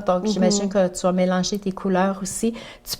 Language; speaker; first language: French; native; French